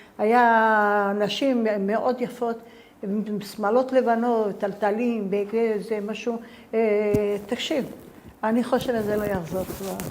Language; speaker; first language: Hebrew; early bilingual, other home language; Spanish